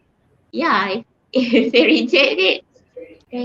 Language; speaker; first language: English; non-native, fluent; Malay